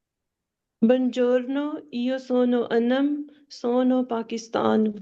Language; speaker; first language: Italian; non-native, learner; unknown